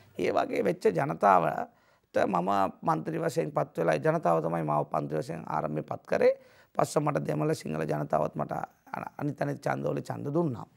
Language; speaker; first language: Sinhala; non-native, local second language; Tamil